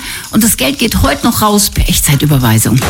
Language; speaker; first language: German; native; German